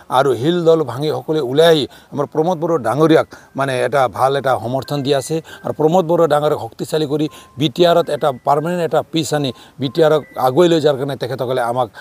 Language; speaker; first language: Assamese; non-native, local second language; Nepali